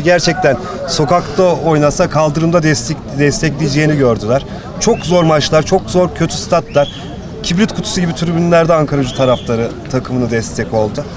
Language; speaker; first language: Turkish; native; Turkish